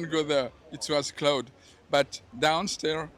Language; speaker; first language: English; non-native, learner; French